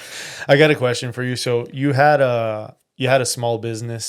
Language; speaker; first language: English; native; English